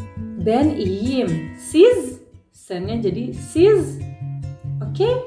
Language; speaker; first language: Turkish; non-native, fluent; Indonesian